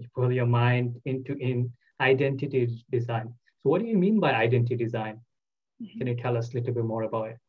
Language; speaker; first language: English; non-native, local second language; Bangla